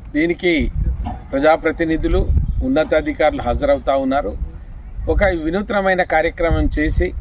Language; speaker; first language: Telugu; non-native, local second language; Lambadi